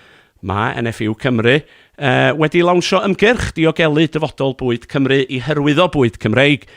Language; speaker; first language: Welsh; native; Welsh